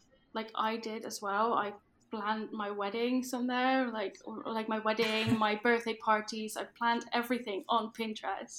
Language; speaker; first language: English; non-native, fluent; Dutch